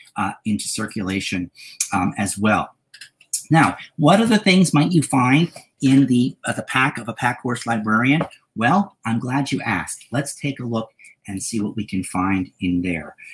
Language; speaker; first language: English; native; English